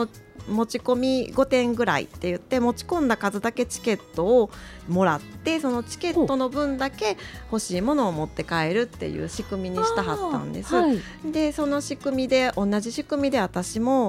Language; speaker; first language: Japanese; native; Japanese